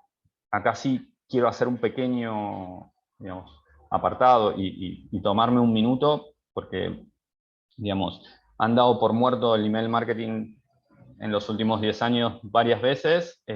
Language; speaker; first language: Spanish; native; Spanish